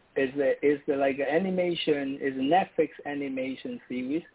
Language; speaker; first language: English; non-native, local second language; Cantonese